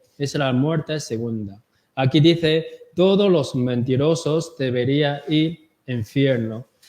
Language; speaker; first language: Spanish; non-native, learner; Korean